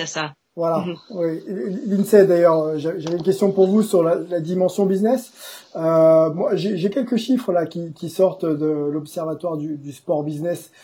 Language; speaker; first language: French; native; French